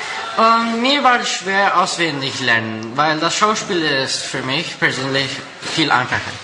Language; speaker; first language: German; non-native, learner; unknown